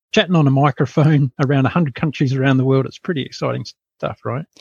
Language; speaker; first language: English; native; English